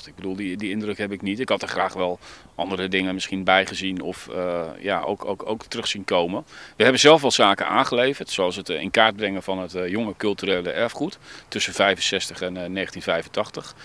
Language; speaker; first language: Dutch; native; Dutch